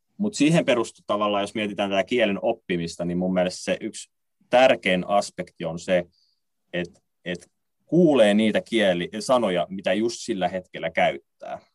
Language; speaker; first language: Finnish; native; Finnish